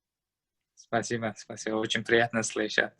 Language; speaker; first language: Russian; non-native, learner; Uzbek